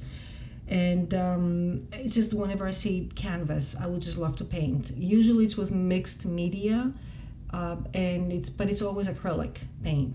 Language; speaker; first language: English; non-native, fluent; Greek